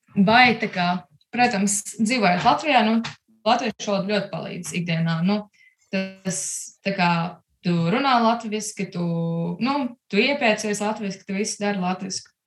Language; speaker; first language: Latvian; early bilingual, heritage; Latvian